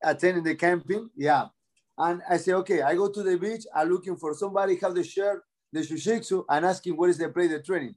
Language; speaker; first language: English; non-native, learner; Spanish